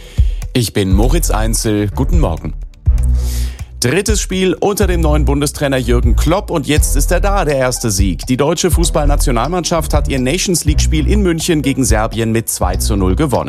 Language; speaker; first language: German; native; German